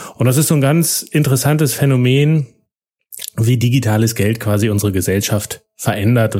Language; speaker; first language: German; native; German